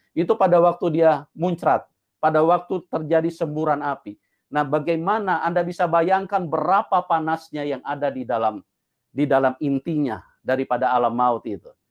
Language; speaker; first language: Indonesian; non-native, local second language; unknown